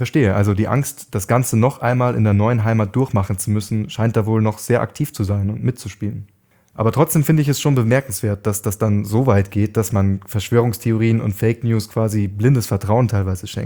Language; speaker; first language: German; native; German